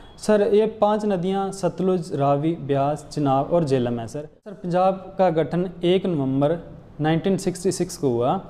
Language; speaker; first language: Hindi; non-native, local second language; Punjabi